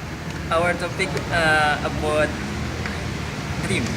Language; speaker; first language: English; non-native, learner; Indonesian